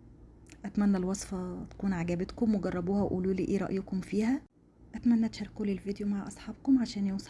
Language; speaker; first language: Arabic; native; Arabic